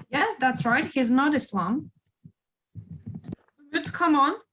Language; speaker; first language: English; non-native, fluent; Kyrgyz